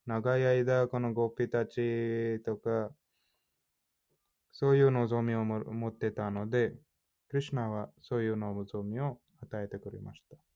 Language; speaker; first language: Japanese; non-native, fluent; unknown